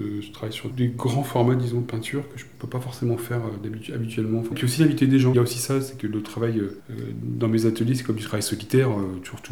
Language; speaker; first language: French; native; French